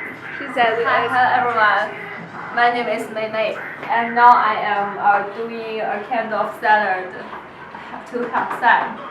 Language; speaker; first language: English; non-native, learner; Chinese